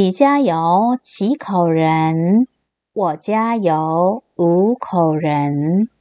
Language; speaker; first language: Chinese; non-native, fluent; Korean